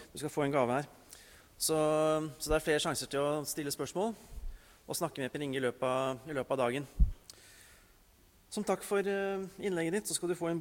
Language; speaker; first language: Norwegian; native; Norwegian